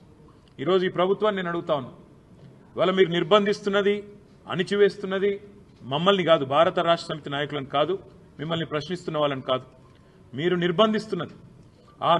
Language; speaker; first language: Telugu; native; Telugu